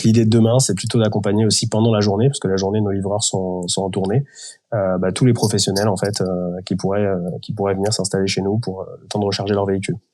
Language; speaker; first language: French; native; French